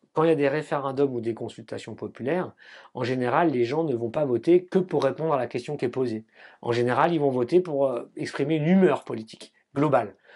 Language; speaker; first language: French; native; French